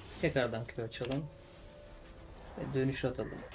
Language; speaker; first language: Turkish; native; Turkish